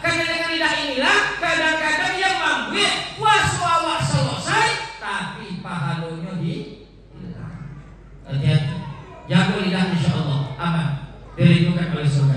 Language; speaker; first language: Indonesian; non-native, local second language; Minangkabau